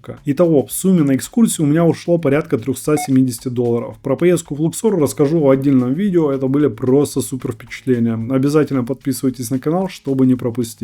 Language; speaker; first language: Russian; native; Russian